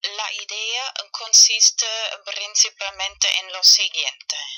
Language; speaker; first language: Spanish; non-native, fluent; German